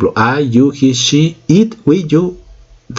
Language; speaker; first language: English; non-native, fluent; Spanish